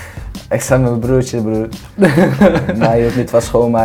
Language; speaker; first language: Dutch; early bilingual, other home language; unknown